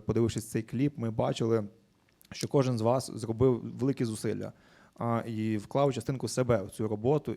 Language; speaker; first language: Ukrainian; native; Ukrainian